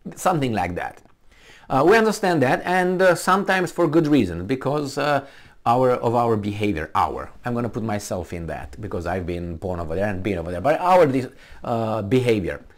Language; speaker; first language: English; non-native, fluent; Romanian